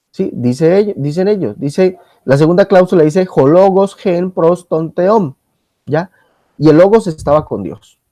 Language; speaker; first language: Spanish; native; Spanish